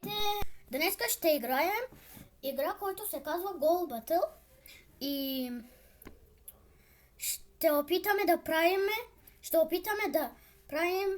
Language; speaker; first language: Bulgarian; non-native, local second language; Turkish